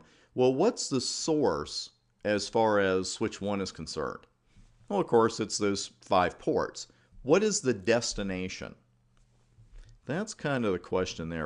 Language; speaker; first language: English; native; English